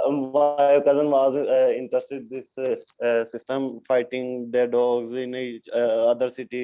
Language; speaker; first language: English; non-native, learner; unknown